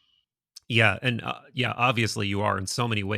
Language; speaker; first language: English; native; English